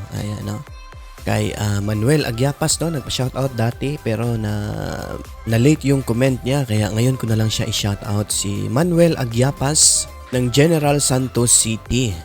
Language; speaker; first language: Filipino; non-native, local second language; Cebuano